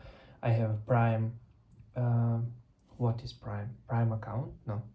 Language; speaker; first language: English; non-native, learner; Russian